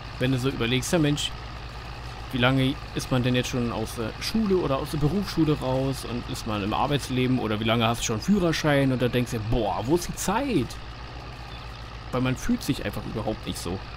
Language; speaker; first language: German; native; German